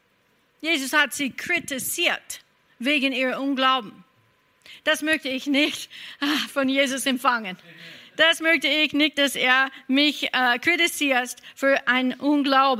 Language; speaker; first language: German; non-native, fluent; English